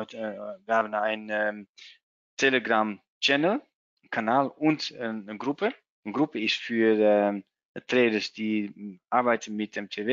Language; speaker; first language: German; non-native, learner; Dutch